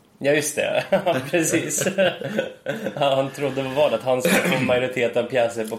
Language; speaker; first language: Swedish; native; Swedish